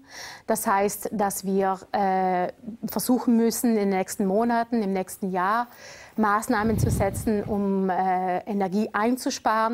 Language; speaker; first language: German; native; German